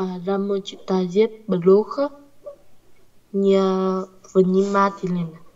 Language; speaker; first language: Russian; non-native, learner; Vietnamese